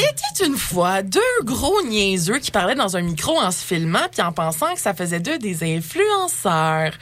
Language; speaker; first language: French; native; French